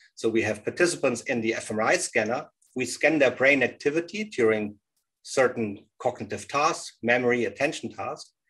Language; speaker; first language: English; non-native, fluent; German